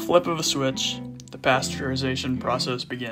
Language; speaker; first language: English; native; English